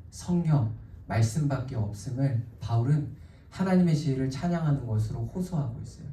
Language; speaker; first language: Korean; native; Korean